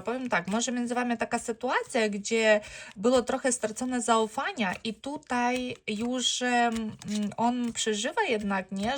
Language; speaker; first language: Polish; non-native, learner; Ukrainian